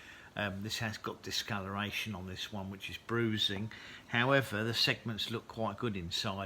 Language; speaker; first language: English; native; English